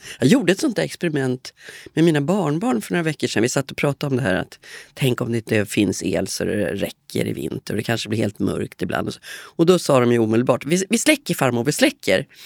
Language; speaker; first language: Swedish; native; Swedish